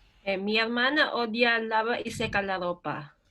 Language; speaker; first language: Spanish; non-native, learner; Filipino